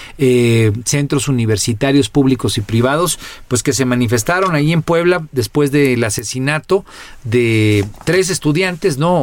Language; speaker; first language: Spanish; native; Spanish